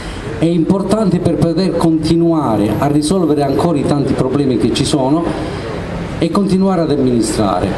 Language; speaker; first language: Italian; native; Italian